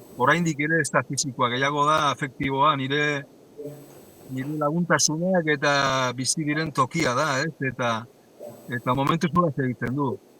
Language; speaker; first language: Basque; native; Basque